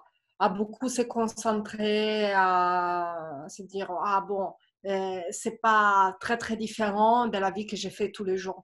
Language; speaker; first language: French; non-native, fluent; Italian